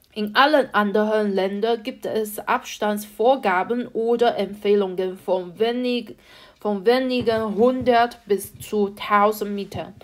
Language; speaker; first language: German; non-native, fluent; Chinese